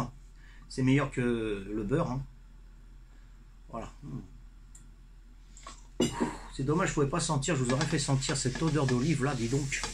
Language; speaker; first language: French; native; French